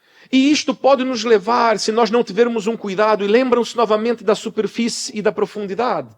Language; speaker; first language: Portuguese; native; Portuguese